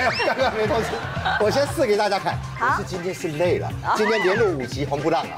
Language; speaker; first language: Chinese; native; Chinese